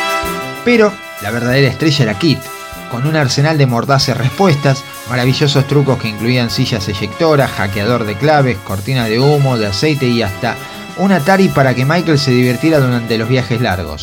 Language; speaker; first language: Spanish; native; Spanish